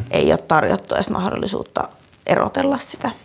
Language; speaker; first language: Finnish; native; Finnish